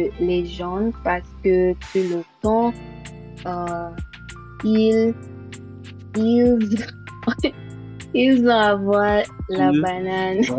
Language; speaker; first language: French; non-native, learner; Yoruba